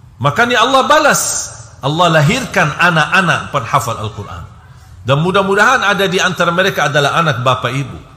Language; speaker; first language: Indonesian; non-native, fluent; Arabic